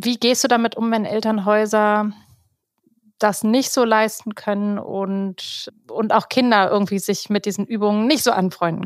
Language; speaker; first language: German; native; German